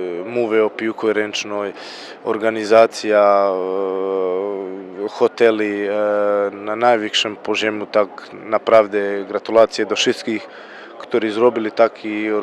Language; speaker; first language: Polish; non-native, learner; Croatian